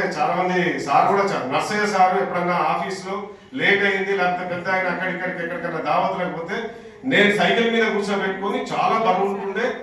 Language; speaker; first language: Telugu; non-native, local second language; Urdu